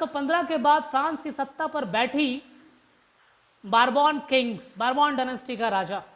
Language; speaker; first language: Hindi; native; Hindi